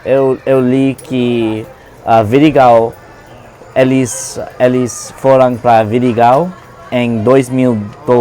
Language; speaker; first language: Portuguese; non-native, learner; English